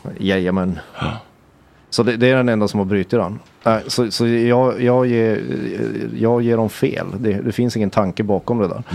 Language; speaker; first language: Swedish; native; Swedish